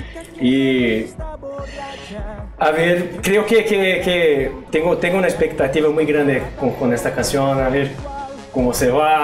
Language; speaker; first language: Spanish; non-native, learner; Portuguese